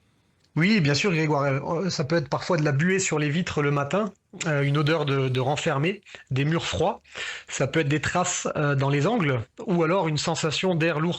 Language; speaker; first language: French; native; French